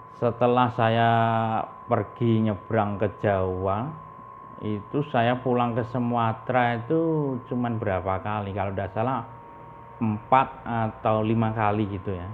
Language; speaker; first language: Indonesian; native; Indonesian